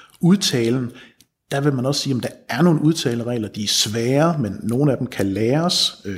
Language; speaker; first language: Danish; native; Danish